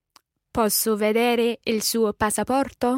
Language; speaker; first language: Italian; non-native, learner; English